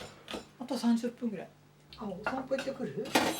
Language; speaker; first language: Japanese; native; Japanese